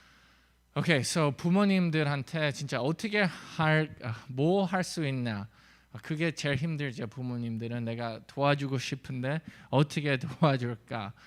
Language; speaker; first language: Korean; early bilingual, heritage; English